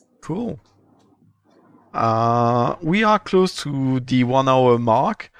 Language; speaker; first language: English; non-native, fluent; French